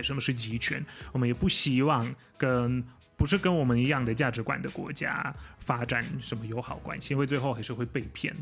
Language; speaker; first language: Chinese; non-native, fluent; Polish